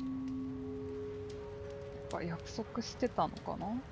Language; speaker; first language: Japanese; native; Japanese